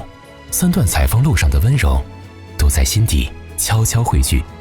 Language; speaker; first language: Chinese; native; Chinese